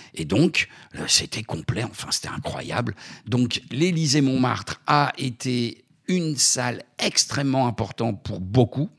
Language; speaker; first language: French; native; French